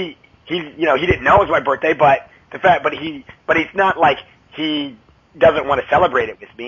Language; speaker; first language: English; native; English